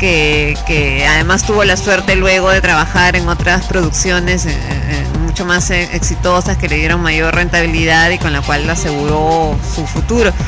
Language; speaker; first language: Spanish; native; Spanish